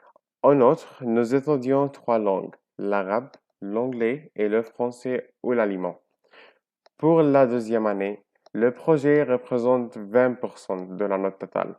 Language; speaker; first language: French; non-native, learner; Arabic